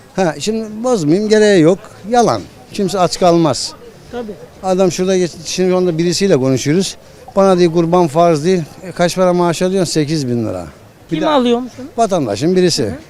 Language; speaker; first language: Turkish; native; Turkish